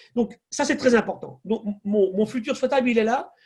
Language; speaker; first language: French; native; French